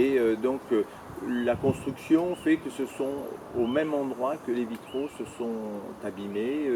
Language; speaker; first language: French; native; French